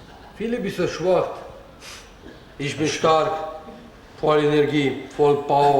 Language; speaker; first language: German; non-native, learner; Romany